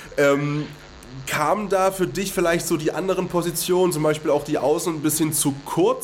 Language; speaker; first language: German; native; German